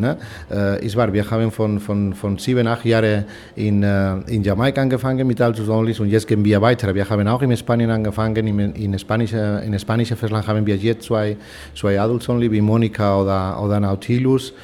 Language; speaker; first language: German; non-native, fluent; Spanish